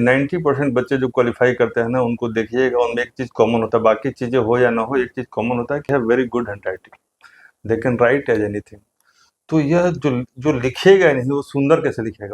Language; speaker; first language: Hindi; native; Hindi